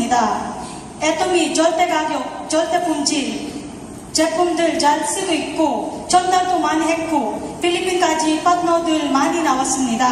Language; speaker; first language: Korean; non-native, learner; Filipino